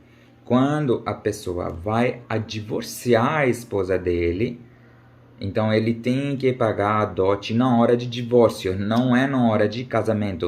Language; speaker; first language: Portuguese; non-native, learner; Urdu